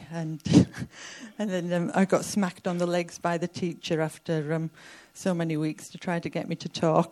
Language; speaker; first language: English; native; English